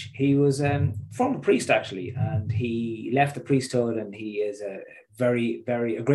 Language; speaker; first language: English; native; English